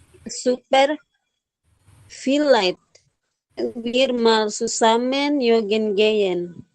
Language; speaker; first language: German; non-native, learner; Indonesian